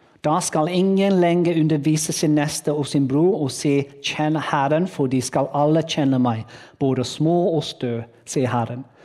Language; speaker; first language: Norwegian; non-native, learner; English